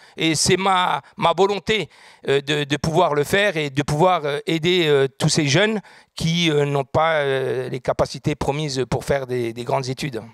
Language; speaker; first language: French; native; French